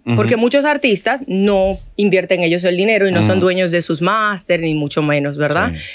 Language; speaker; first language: Spanish; non-native, fluent; Haitian Creole